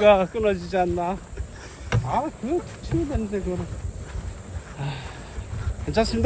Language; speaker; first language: Korean; native; Korean